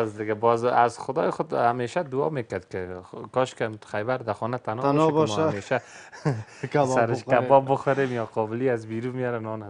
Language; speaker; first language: Persian; native; Persian